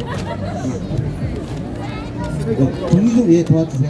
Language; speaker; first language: Korean; native; Korean